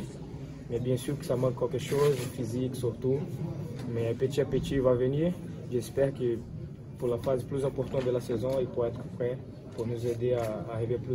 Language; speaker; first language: French; non-native, fluent; Portuguese